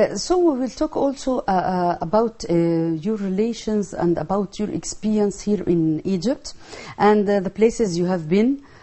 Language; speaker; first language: English; non-native, learner; Arabic